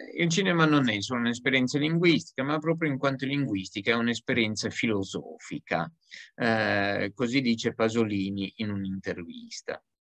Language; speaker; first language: Italian; native; Italian